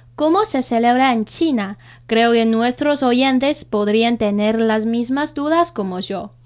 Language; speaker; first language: Spanish; non-native, fluent; Chinese